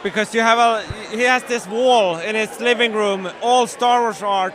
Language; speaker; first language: English; non-native, fluent; Swedish